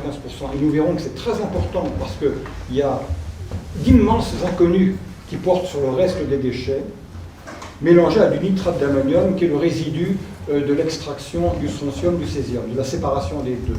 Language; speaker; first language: French; native; French